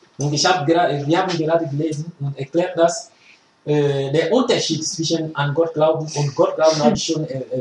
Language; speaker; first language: German; non-native, fluent; French